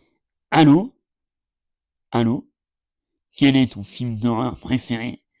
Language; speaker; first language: French; native; French